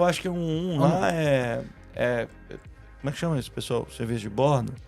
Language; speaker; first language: Portuguese; native; Portuguese